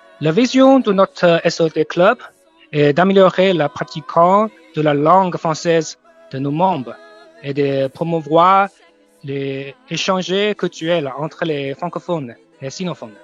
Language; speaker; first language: French; non-native, fluent; Chinese